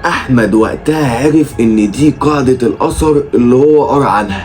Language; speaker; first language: Arabic; native; Arabic